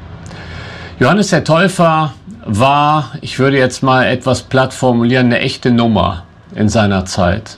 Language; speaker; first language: German; native; German